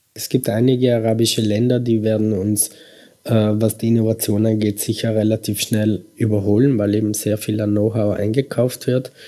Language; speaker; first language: German; native; German